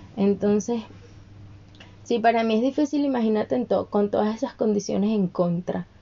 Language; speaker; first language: Spanish; native; Spanish